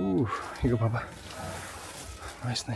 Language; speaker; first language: Korean; non-native, fluent; Mongolian